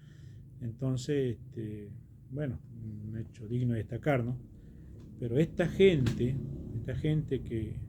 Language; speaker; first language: Spanish; native; Spanish